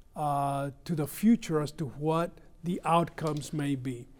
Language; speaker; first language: English; early bilingual, other home language; Spanish